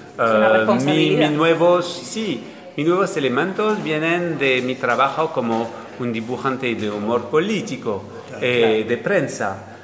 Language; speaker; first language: Spanish; non-native, learner; French